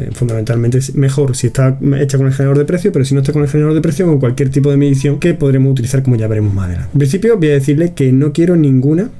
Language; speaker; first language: Spanish; native; Spanish